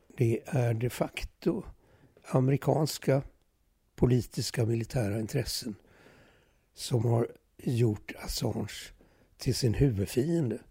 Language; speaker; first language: Swedish; early bilingual, other home language; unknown